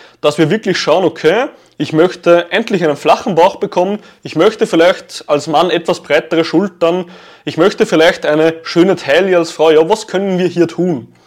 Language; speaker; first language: German; native; German